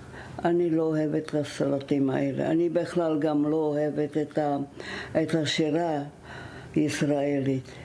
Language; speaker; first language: Hebrew; non-native, fluent; German